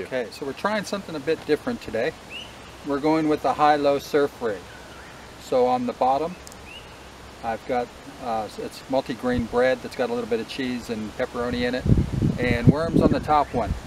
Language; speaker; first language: English; native; English